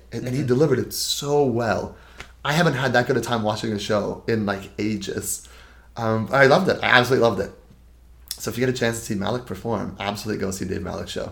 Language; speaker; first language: English; native; English